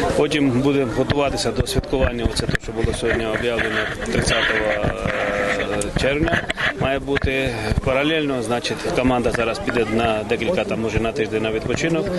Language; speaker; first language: Ukrainian; non-native, fluent; Georgian